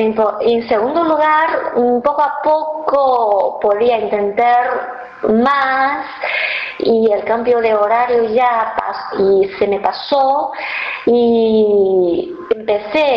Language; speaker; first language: Spanish; non-native, fluent; Chinese